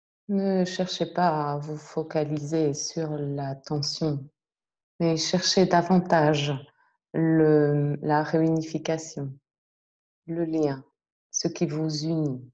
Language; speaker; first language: French; native; French